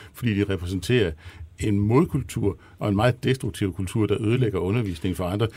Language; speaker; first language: Danish; native; Danish